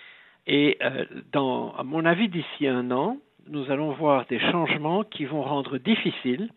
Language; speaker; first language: French; native; French